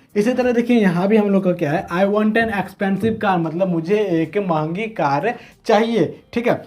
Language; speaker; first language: Hindi; native; Hindi